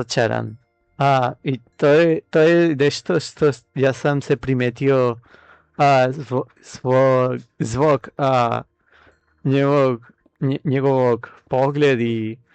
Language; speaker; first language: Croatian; non-native, learner; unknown